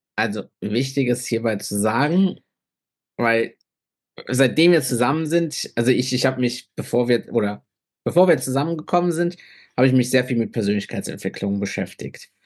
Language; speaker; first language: German; early bilingual, other home language; Italian